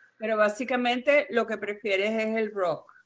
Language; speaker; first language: Spanish; native; Spanish